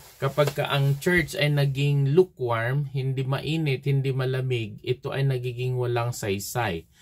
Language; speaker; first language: Filipino; non-native, local second language; Cebuano